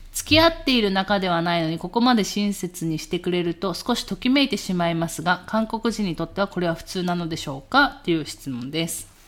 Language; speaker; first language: Japanese; native; Japanese